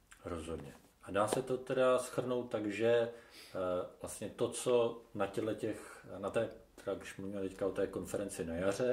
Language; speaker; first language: Czech; native; Czech